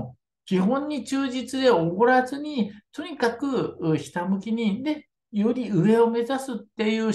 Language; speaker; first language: Japanese; native; Japanese